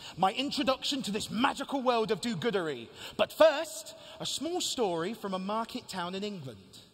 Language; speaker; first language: English; native; English